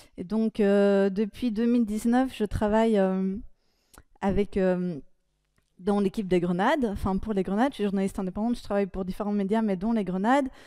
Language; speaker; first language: French; native; French